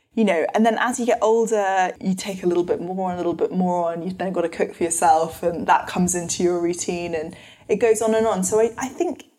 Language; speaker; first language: English; native; English